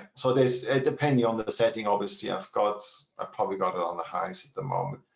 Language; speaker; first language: English; non-native, fluent; German